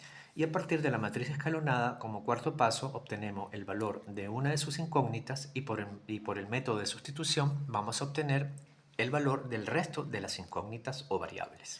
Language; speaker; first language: Spanish; native; Spanish